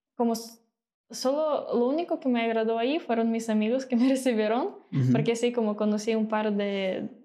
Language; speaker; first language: Spanish; non-native, fluent; Ukrainian